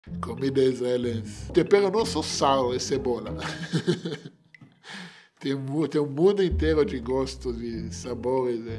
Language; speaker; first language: Portuguese; non-native, fluent; Hebrew